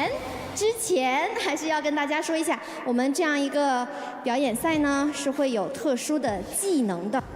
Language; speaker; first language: Chinese; native; Chinese